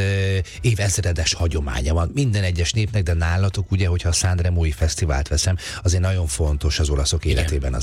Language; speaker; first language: Hungarian; native; Hungarian